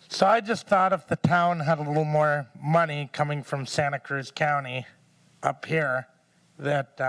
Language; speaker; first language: English; native; English